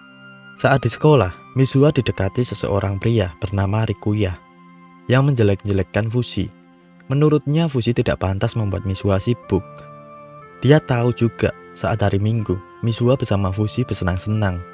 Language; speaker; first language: Indonesian; native; Indonesian